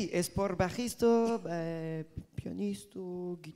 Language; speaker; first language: Spanish; non-native, learner; French